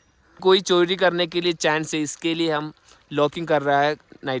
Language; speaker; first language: Hindi; non-native, local second language; Malayalam